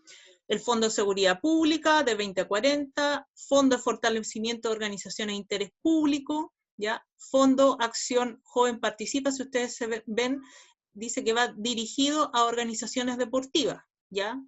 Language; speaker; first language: Spanish; native; Spanish